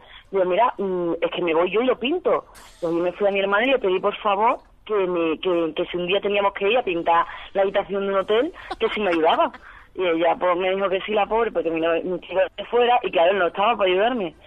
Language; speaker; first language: Spanish; native; Spanish